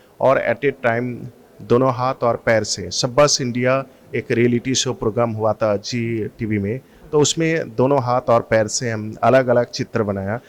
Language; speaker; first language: Hindi; non-native, local second language; Assamese